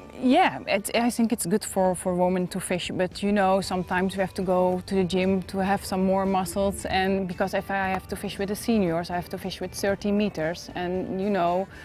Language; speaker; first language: English; non-native, fluent; Dutch